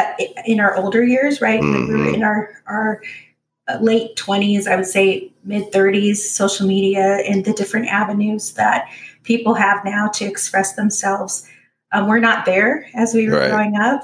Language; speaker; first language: English; native; English